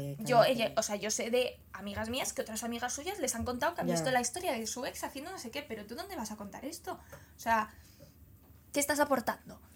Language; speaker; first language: Spanish; native; Spanish